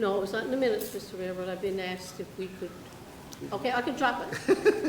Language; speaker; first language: English; native; English